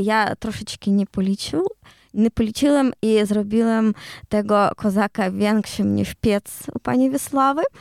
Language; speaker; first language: Polish; non-native, learner; Ukrainian